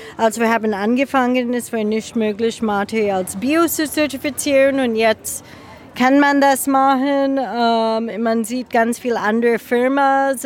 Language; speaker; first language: German; non-native, fluent; English